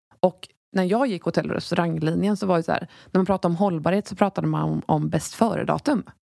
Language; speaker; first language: Swedish; native; Swedish